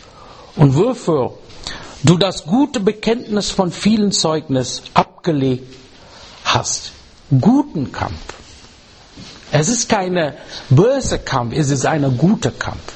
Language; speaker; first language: German; non-native, learner; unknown